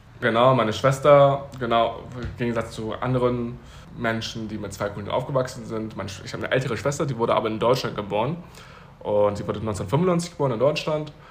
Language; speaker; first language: German; early bilingual, other home language; Chinese